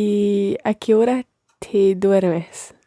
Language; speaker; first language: Spanish; non-native, learner; English